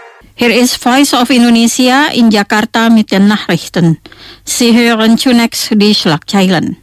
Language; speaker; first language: German; non-native, fluent; Indonesian